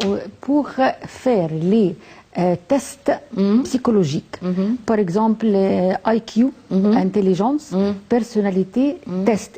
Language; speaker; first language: French; non-native, fluent; Arabic